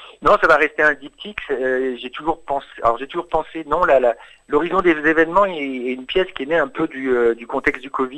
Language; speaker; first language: French; native; French